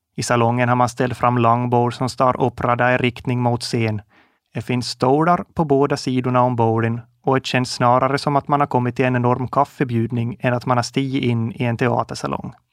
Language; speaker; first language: Swedish; native; Swedish